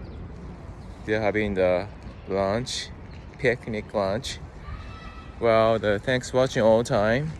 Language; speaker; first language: English; non-native, learner; Japanese